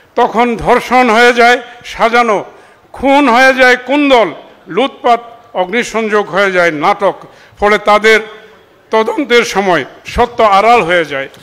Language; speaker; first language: Bangla; non-native, local second language; Marma